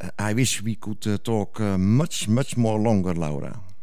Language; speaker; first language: English; non-native, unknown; Dutch